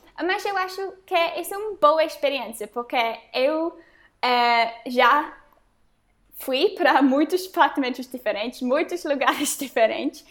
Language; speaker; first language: Portuguese; non-native, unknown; English